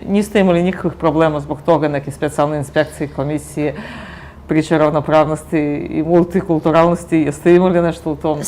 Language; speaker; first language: Bosnian; native; Bosnian